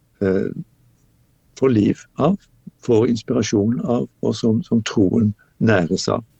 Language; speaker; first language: Norwegian; native; Norwegian